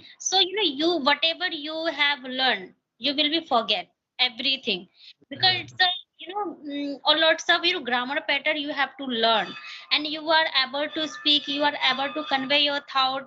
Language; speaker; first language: English; non-native, learner; Hindi